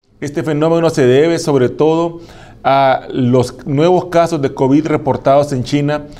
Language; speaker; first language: Spanish; native; Spanish